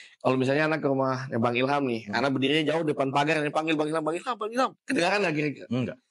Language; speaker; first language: Indonesian; native; Indonesian